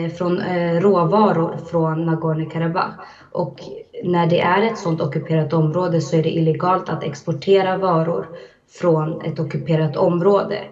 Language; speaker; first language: Swedish; early bilingual, other home language; Azerbaijani